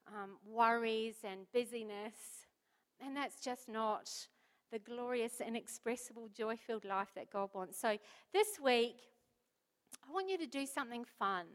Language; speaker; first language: English; native; English